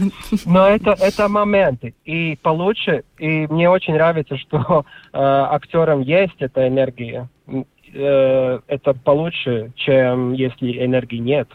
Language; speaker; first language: Russian; non-native, local second language; Latvian